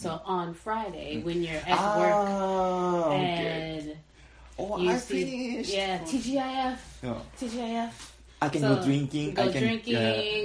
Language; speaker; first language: English; non-native, learner; Japanese